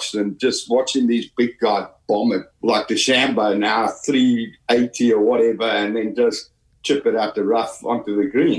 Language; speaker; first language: English; native; English